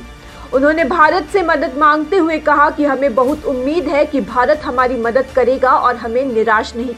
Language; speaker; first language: Hindi; native; Hindi